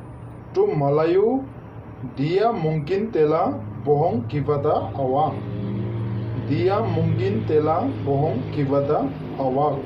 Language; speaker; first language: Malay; non-native, learner; Nepali